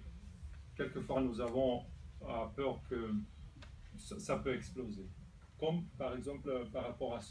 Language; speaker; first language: French; non-native, fluent; Serbian